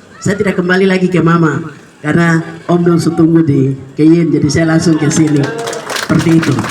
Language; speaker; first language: Indonesian; native; Indonesian